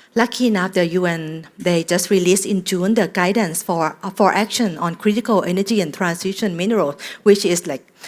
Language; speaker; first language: English; non-native, fluent; Thai